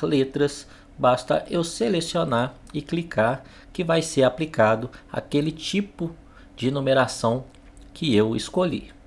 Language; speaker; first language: Portuguese; native; Portuguese